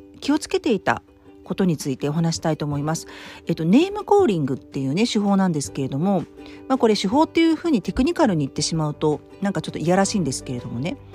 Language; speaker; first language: Japanese; native; Japanese